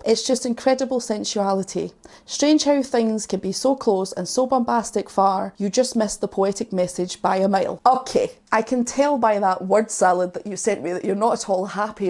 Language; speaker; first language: English; native; English